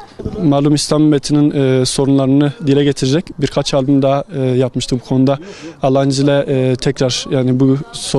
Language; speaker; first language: Turkish; native; Turkish